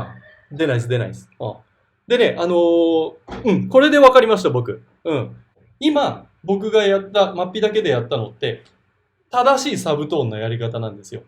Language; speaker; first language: Japanese; native; Japanese